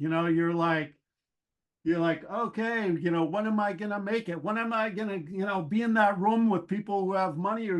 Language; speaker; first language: English; native; English